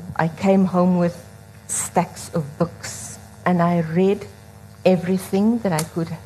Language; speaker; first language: English; non-native, local second language; Afrikaans